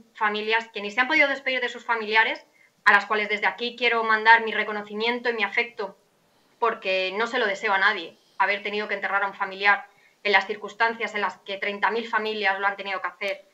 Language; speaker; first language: Spanish; native; Spanish